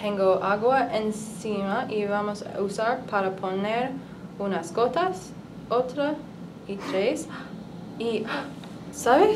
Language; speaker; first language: Spanish; non-native, learner; English